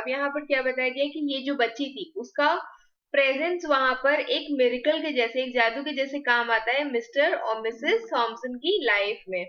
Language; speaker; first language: Hindi; native; Hindi